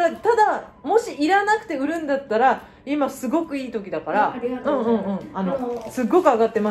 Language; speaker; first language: Japanese; native; Japanese